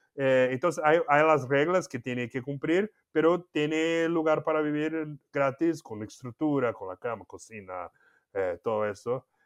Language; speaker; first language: Spanish; non-native, fluent; Portuguese